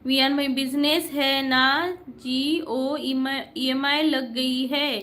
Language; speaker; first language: Hindi; non-native, local second language; Marathi